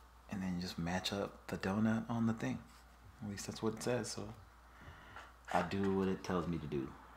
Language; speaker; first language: English; early bilingual, other home language; Spanish